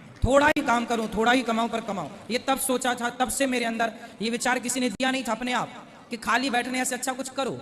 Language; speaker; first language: Hindi; native; Hindi